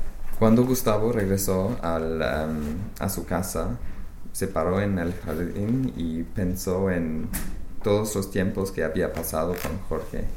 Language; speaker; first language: Spanish; non-native, fluent; English